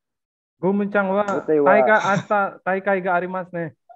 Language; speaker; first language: Japanese; non-native, fluent; Indonesian